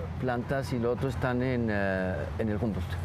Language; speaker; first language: Spanish; native; Spanish